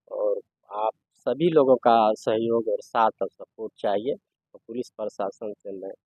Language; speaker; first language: Hindi; native; Hindi